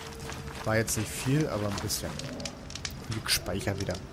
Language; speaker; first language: German; native; German